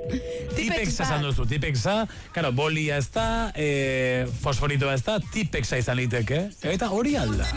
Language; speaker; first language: Basque; native; Basque